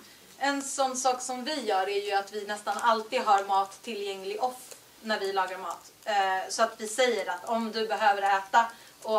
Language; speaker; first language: Swedish; native; Swedish